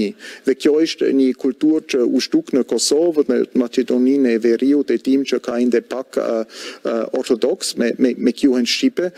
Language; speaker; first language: Albanian; non-native, fluent; German